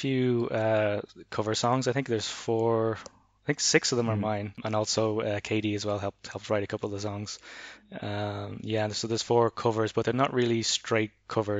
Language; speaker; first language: English; native; English